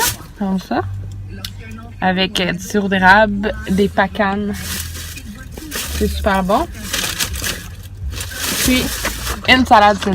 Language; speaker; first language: French; native; French